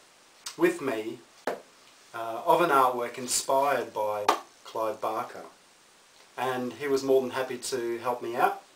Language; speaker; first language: English; native; English